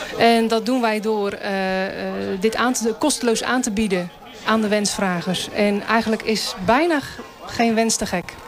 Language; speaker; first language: Dutch; native; Dutch